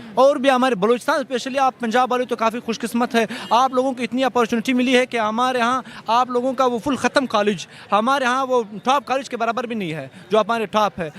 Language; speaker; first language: Urdu; non-native, local second language; Pashto